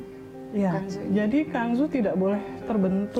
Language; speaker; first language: Indonesian; native; Indonesian